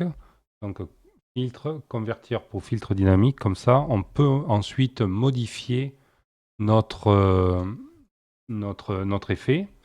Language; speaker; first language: French; native; French